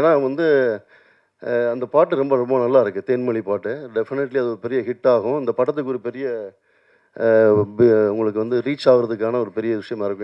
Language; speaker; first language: Tamil; native; Tamil